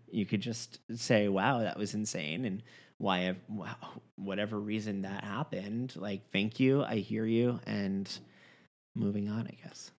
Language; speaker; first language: English; native; English